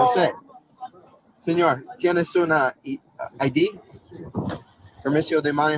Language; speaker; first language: Spanish; non-native, learner; English